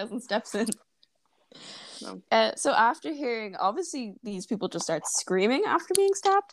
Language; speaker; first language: English; native; English